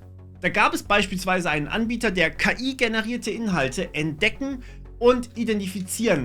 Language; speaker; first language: German; native; German